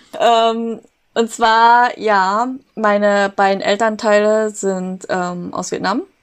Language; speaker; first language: German; native; German